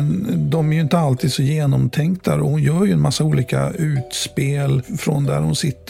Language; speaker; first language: Swedish; native; Swedish